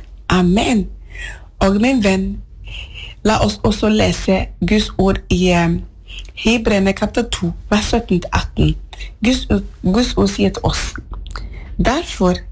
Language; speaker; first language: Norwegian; non-native, fluent; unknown